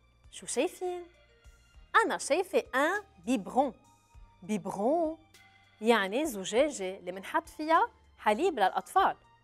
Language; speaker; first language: Arabic; native; Arabic